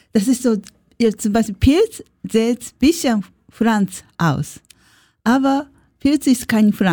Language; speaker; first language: German; non-native, learner; Japanese